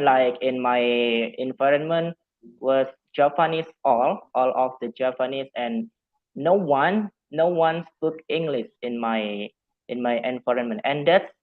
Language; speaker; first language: English; non-native, fluent; Javanese